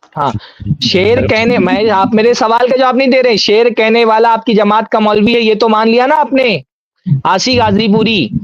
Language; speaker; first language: Urdu; native; Urdu